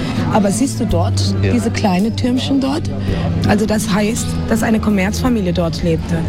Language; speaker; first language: German; non-native, fluent; Spanish